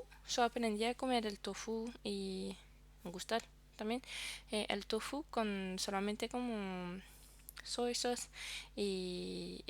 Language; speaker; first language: Spanish; non-native, fluent; French